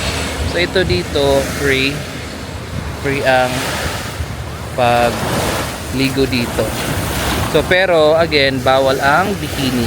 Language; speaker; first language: Filipino; non-native, local second language; Waray